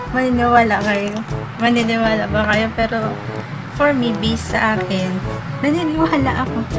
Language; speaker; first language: Filipino; native; Filipino